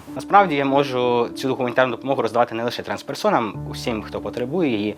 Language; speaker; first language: Ukrainian; native; Ukrainian